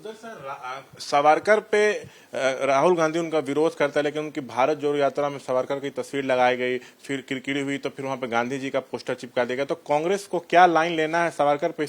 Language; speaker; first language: Hindi; native; Hindi